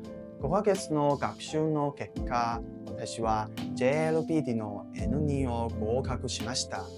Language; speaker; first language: Japanese; non-native, learner; Hakka Chinese